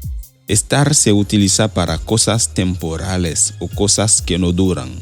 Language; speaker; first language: Spanish; non-native, fluent; Haitian Creole